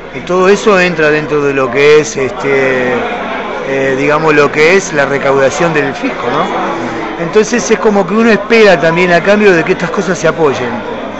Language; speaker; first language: Spanish; native; Spanish